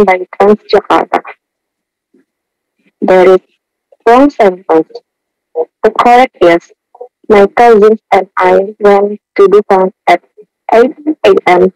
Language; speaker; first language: English; non-native, learner; Indonesian